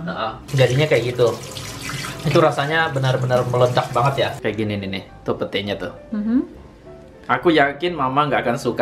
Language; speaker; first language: Indonesian; native; Indonesian